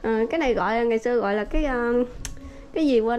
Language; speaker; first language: Vietnamese; non-native, learner; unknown